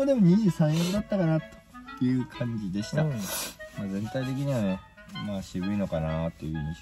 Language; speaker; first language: Japanese; native; Japanese